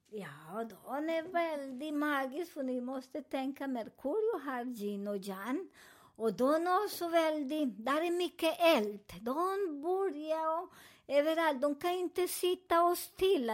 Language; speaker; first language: Swedish; non-native, learner; Spanish